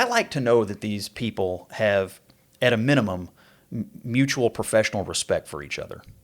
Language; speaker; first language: English; native; English